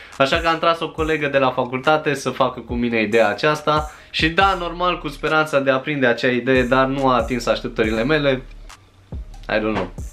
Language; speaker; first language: Romanian; early bilingual, other home language; Chinese